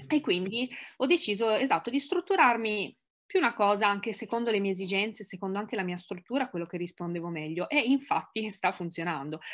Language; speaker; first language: Italian; native; Italian